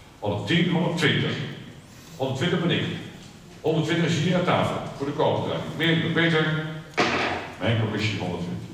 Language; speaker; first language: Dutch; native; Dutch